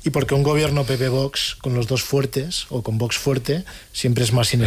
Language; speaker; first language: Spanish; native; Spanish